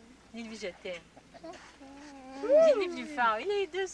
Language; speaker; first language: French; native; French